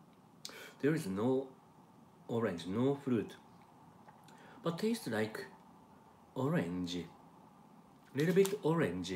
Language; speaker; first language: English; non-native, learner; Japanese